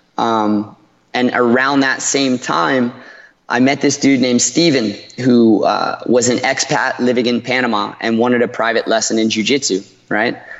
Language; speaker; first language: English; native; English